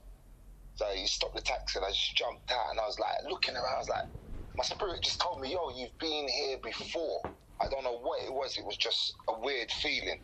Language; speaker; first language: English; native; English